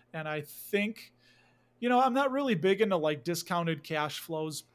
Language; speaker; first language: English; native; English